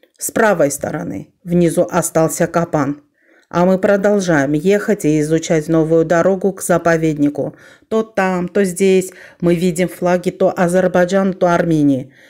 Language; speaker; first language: Russian; non-native, fluent; Armenian